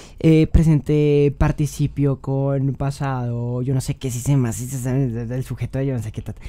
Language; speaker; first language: Spanish; native; Spanish